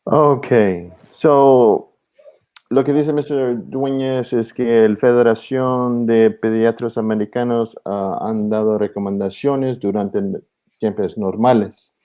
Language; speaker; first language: Spanish; early bilingual, heritage; English